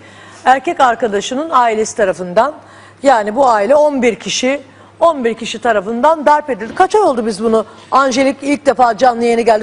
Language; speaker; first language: Turkish; native; Turkish